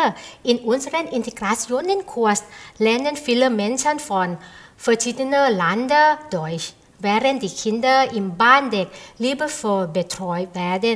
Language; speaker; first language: German; non-native, fluent; Thai